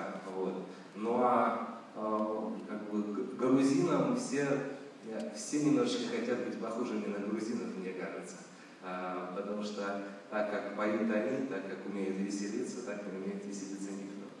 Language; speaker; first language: Russian; native; Russian